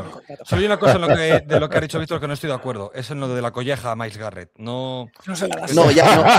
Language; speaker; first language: Spanish; native; Spanish